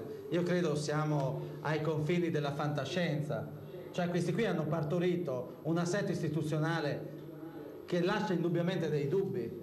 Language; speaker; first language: Italian; native; Italian